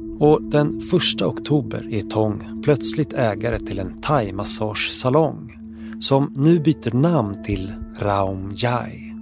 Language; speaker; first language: Swedish; native; Swedish